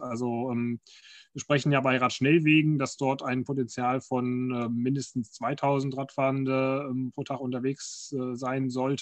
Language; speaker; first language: German; native; German